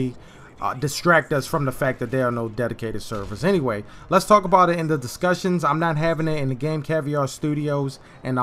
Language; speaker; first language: English; native; English